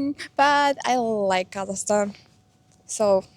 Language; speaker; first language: English; non-native, learner; Kazakh